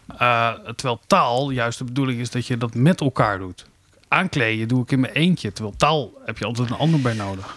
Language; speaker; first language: Dutch; native; Dutch